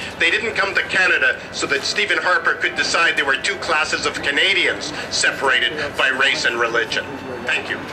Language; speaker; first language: English; native; English